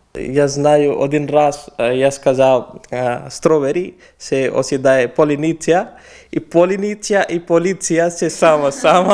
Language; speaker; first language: Ukrainian; non-native, learner; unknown